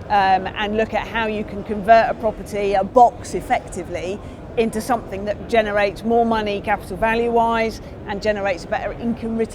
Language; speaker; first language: English; native; English